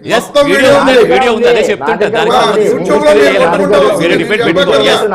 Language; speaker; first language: Telugu; native; Telugu